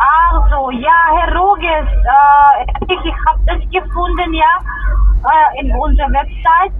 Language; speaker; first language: German; non-native, learner; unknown